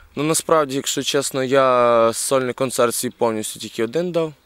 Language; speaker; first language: Ukrainian; native; Ukrainian